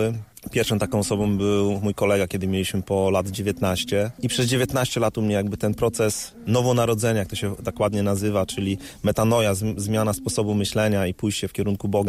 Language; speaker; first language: Polish; native; Polish